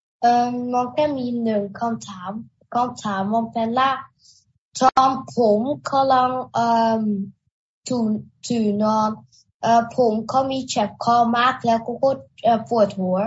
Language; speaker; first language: Thai; early bilingual, heritage; Thai